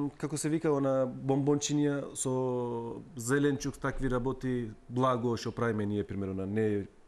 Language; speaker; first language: Macedonian; non-native, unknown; Turkish